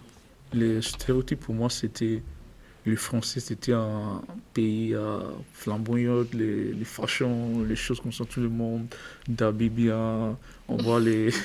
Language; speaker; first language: French; non-native, learner; English